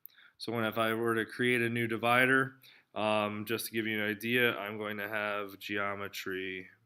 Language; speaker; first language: English; native; English